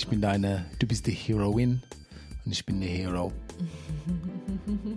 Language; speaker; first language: German; non-native, fluent; English